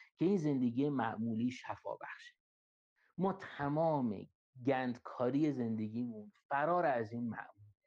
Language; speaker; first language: Persian; native; Persian